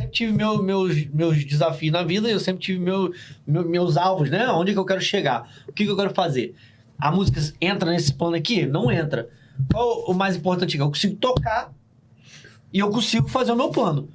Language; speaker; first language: Portuguese; native; Portuguese